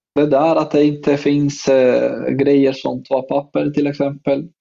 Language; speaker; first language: Swedish; non-native, fluent; Spanish